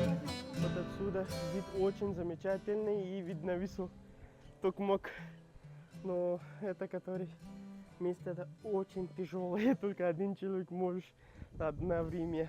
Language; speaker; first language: Russian; non-native, learner; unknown